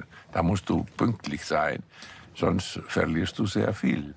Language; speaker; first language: German; non-native, fluent; Greek